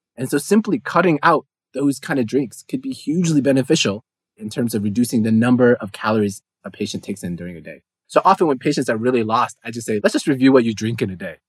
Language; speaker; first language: English; native; English